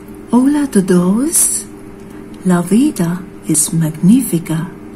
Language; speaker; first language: Spanish; non-native, learner; Hindi